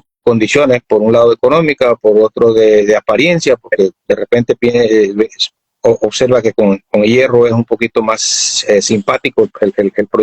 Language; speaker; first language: Spanish; native; Spanish